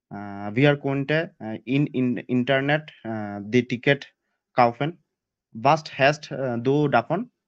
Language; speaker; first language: German; non-native, learner; Bangla